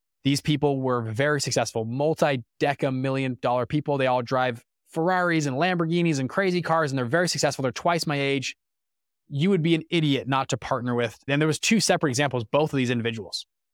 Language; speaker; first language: English; native; English